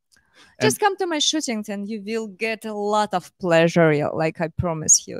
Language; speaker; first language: English; non-native, fluent; Russian